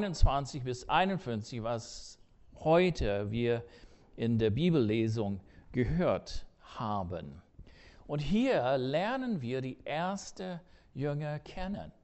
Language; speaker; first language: German; non-native, fluent; English